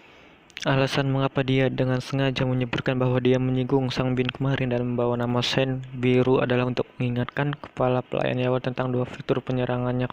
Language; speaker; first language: Indonesian; native; Indonesian